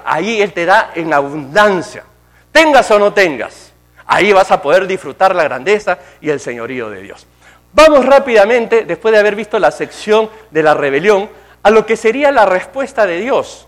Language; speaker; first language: Spanish; native; Spanish